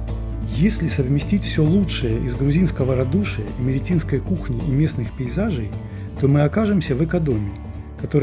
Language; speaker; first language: Russian; native; Russian